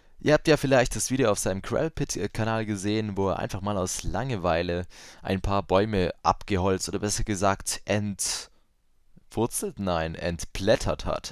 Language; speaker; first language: German; native; German